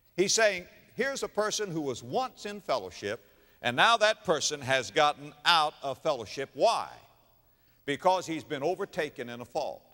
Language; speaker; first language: English; native; English